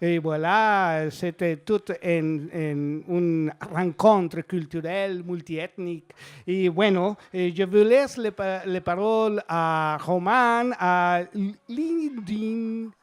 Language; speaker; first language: French; non-native, fluent; Spanish